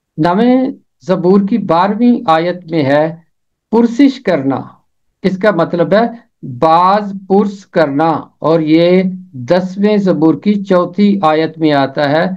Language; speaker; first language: Urdu; native; Urdu